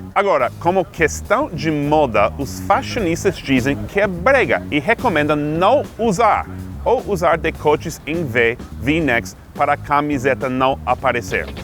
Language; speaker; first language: Portuguese; non-native, fluent; English